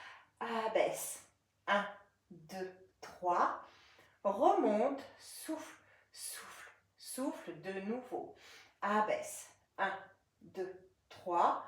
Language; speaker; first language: French; native; French